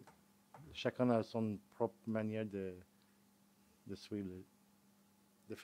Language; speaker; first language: French; non-native, fluent; English